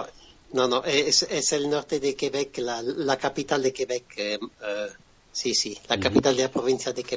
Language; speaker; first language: Spanish; non-native, fluent; French